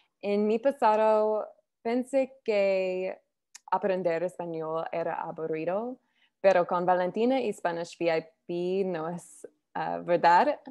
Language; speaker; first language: Spanish; non-native, learner; English